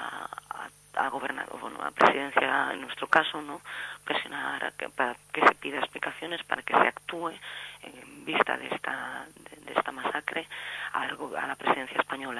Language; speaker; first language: Spanish; native; Spanish